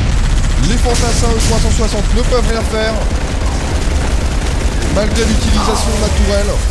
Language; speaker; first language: French; native; French